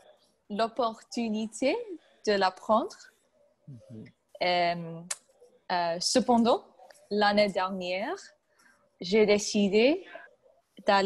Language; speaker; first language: French; non-native, learner; English